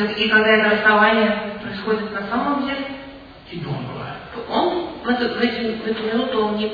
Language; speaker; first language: Russian; native; Russian